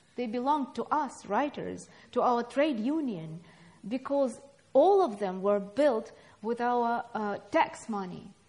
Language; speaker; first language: English; non-native, fluent; Russian